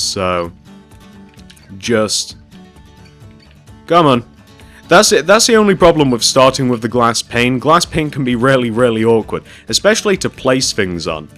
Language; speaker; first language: English; native; English